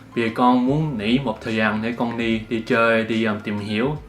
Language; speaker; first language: Vietnamese; early bilingual, heritage; Vietnamese